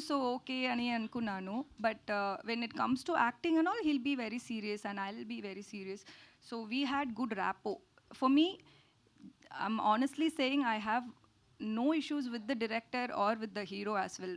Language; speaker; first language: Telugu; non-native, learner; Tamil